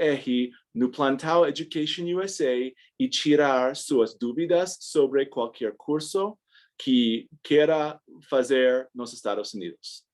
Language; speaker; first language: Portuguese; non-native, fluent; English